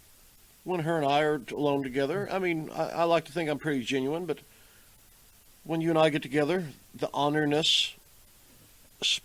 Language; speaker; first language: English; native; English